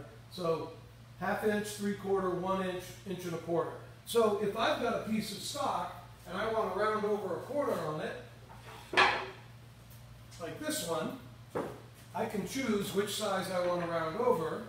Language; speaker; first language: English; native; English